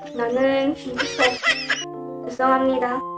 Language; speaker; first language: Korean; non-native, learner; Cebuano